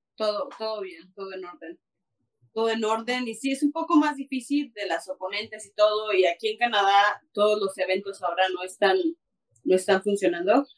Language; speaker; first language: Spanish; native; Spanish